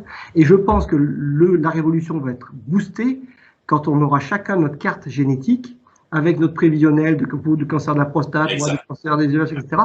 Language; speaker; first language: French; native; French